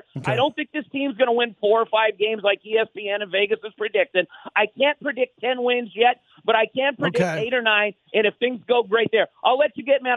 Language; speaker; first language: English; native; English